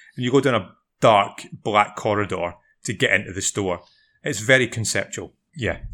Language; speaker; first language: English; native; English